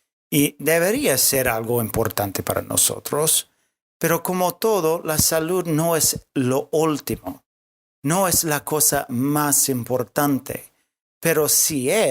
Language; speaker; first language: Spanish; non-native, fluent; English